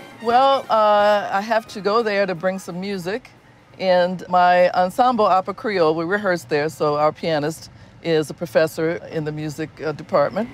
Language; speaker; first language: English; native; English